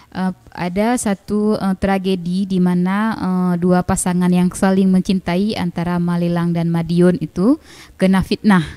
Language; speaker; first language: Indonesian; non-native, local second language; Achinese